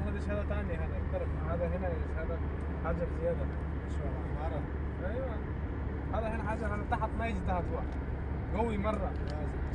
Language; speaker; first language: Arabic; non-native, learner; Bangla